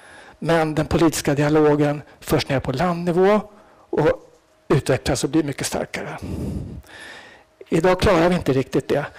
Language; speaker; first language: Swedish; native; Swedish